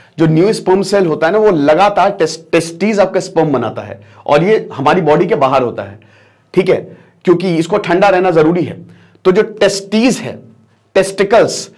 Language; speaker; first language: Hindi; native; Hindi